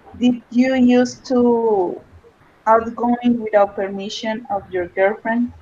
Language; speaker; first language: English; non-native, learner; Spanish